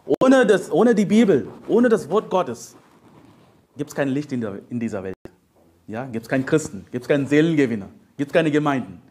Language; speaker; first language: German; non-native, fluent; Telugu